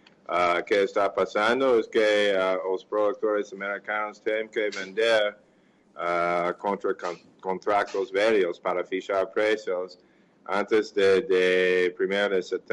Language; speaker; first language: Portuguese; non-native, fluent; English